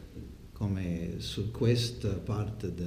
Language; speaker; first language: Italian; non-native, learner; English